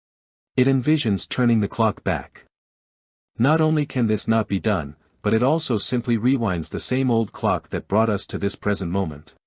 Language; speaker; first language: English; native; English